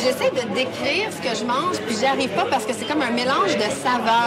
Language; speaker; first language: French; native; French